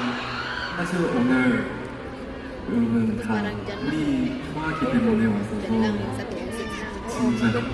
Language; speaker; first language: Korean; non-native, learner; Filipino